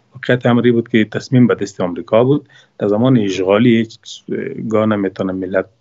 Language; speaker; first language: Persian; native; Persian